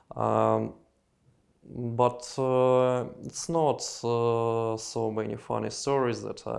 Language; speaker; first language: English; non-native, learner; Russian